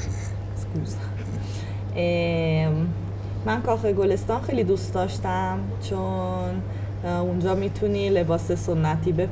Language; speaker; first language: Persian; non-native, learner; Italian